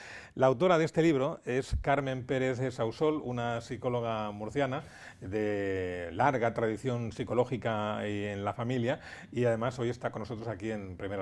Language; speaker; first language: Spanish; native; Spanish